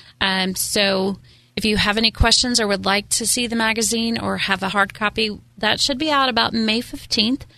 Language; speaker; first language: English; native; English